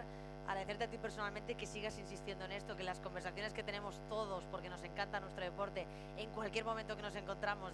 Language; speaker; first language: Spanish; native; Spanish